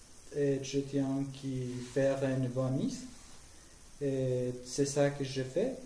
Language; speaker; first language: French; non-native, learner; Spanish